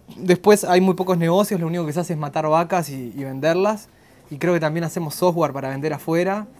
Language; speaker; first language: Spanish; native; Spanish